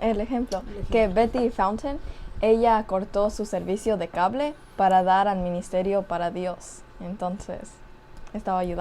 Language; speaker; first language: Spanish; early bilingual, heritage; English